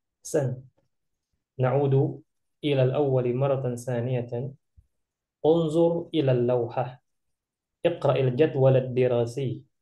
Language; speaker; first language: Arabic; non-native, fluent; Indonesian